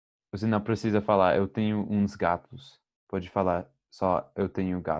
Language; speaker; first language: Portuguese; non-native, fluent; English